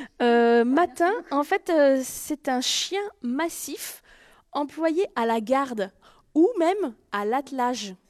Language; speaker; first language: French; native; French